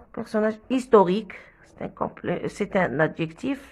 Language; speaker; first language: French; non-native, local second language; Arabic